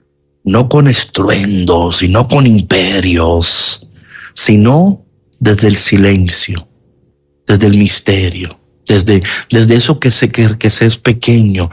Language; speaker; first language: Spanish; native; Spanish